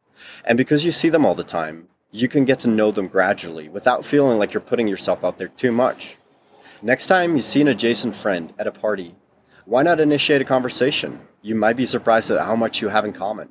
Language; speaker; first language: English; non-native, fluent; Dutch